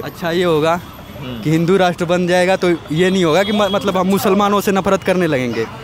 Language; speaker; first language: Hindi; native; Hindi